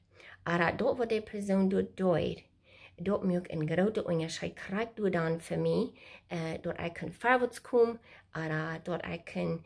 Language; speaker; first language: German; non-native, learner; Plautdietsch